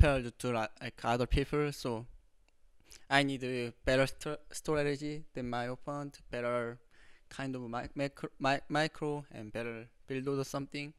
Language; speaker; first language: English; non-native, learner; Korean